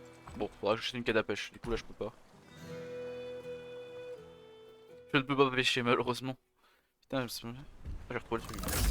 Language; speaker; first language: French; native; French